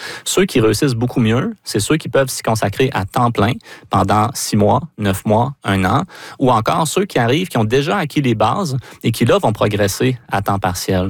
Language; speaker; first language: French; native; French